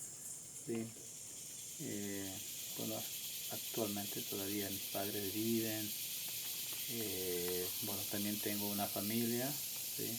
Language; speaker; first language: Spanish; non-native, local second language; Quechua